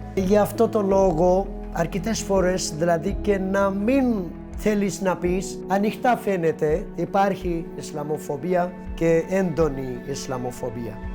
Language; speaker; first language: Greek; non-native, learner; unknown